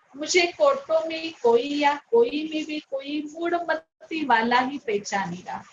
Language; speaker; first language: Hindi; non-native, local second language; Marathi